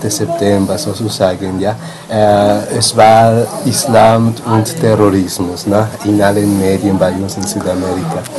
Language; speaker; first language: German; non-native, fluent; Spanish